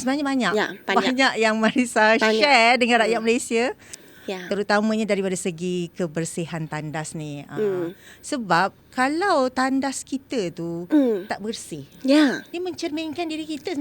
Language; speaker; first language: Malay; native; Malay